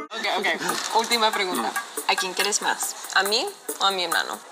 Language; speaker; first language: Spanish; non-native, learner; English